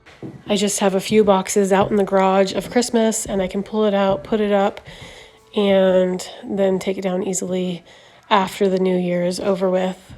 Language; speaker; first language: English; native; English